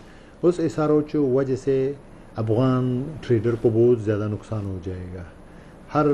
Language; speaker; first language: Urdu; non-native, learner; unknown